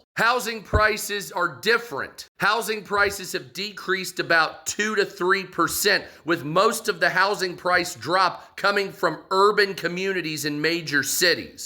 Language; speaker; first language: English; native; English